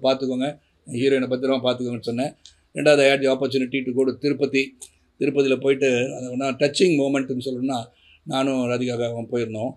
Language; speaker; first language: Tamil; native; Tamil